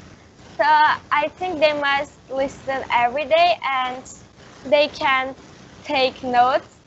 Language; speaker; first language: English; non-native, learner; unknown